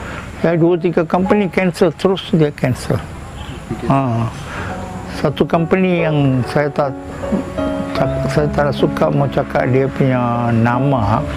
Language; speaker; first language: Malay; non-native, local second language; Tamil